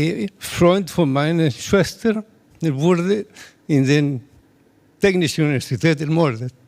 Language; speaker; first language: German; non-native, learner; Spanish